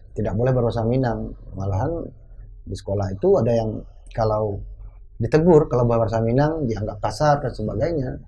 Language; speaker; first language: Indonesian; non-native, local second language; Minangkabau